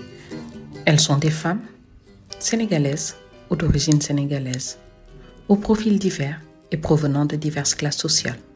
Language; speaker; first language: French; non-native, local second language; Wolof